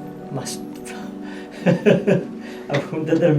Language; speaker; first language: Spanish; native; Spanish